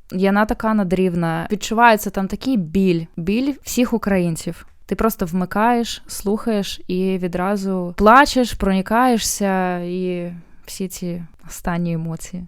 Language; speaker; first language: Ukrainian; non-native, local second language; Russian